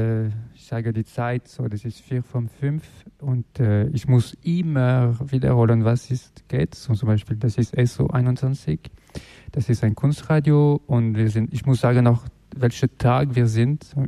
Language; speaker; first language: German; non-native, learner; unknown